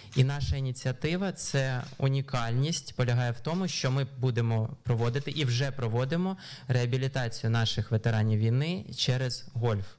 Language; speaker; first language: Ukrainian; native; Ukrainian